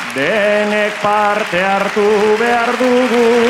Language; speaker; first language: Basque; native; Basque